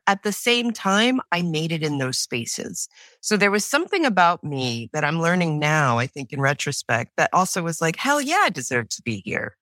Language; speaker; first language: English; native; English